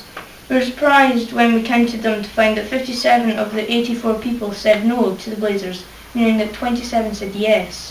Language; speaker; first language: English; native; English